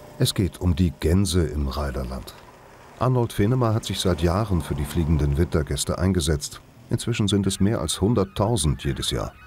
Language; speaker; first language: German; native; German